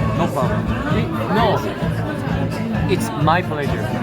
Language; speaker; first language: English; non-native, learner; Korean